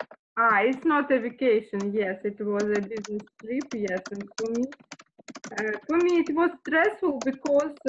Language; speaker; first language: English; non-native, learner; Russian